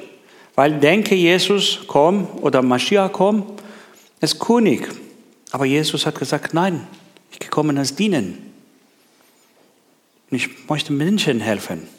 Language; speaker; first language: German; non-native, learner; Persian